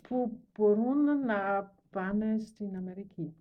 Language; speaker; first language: Greek; non-native, learner; German